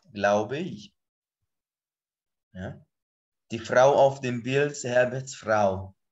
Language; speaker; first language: German; non-native, fluent; Portuguese